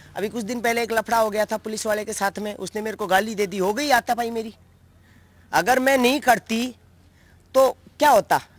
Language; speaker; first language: Hindi; native; Hindi